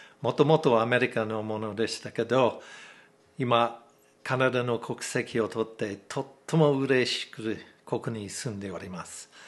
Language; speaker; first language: Japanese; non-native, fluent; English